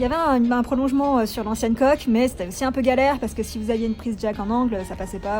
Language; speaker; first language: French; native; French